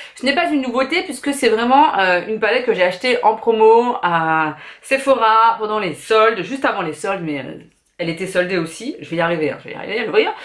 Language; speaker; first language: French; native; French